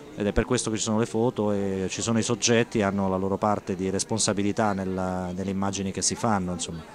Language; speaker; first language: Italian; native; Italian